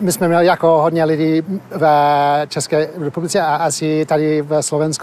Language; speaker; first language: Czech; early bilingual, heritage; Czech